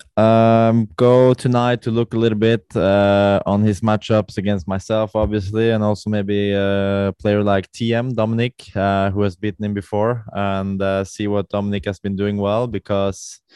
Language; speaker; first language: English; non-native, fluent; Norwegian